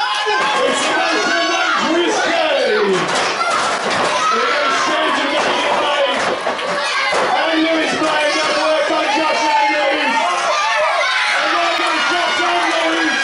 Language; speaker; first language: English; native; English